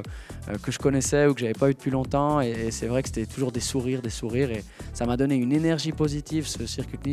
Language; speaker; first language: French; native; French